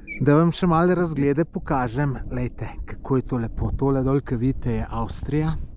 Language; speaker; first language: Slovenian; native; Slovenian